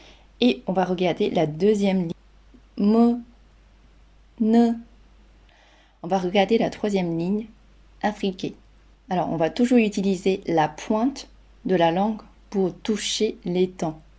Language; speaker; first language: French; non-native, fluent; Chinese